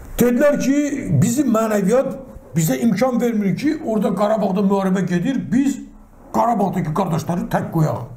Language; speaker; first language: Azerbaijani; non-native, local second language; Talysh